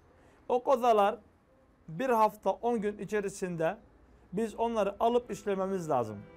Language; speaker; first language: Turkish; native; Turkish